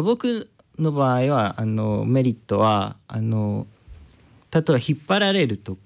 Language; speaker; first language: Japanese; non-native, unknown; Spanish